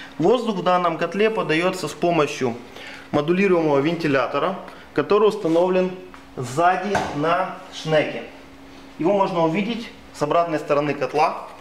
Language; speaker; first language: Russian; native; Russian